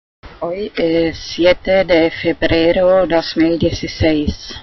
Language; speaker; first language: Spanish; non-native, fluent; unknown